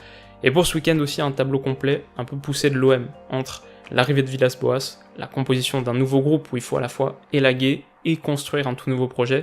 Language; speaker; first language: French; native; French